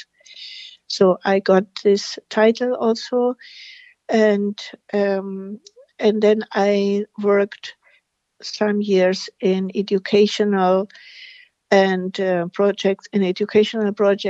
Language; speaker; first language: English; non-native, fluent; Spanish